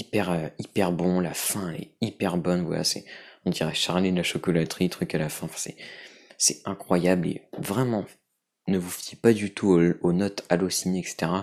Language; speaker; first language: French; native; French